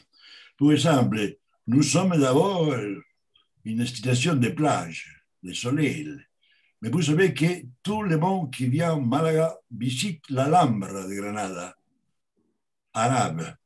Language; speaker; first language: French; non-native, learner; Spanish